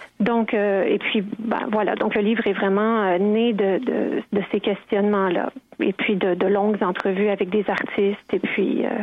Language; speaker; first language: French; native; French